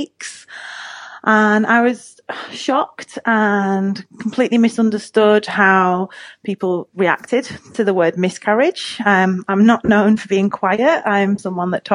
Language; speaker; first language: English; native; English